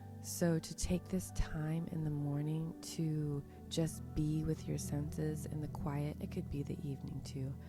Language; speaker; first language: English; native; English